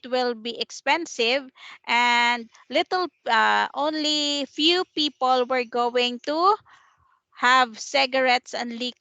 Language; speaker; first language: English; non-native, fluent; Vietnamese